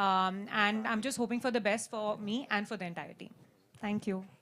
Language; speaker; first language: Telugu; non-native, learner; Hindi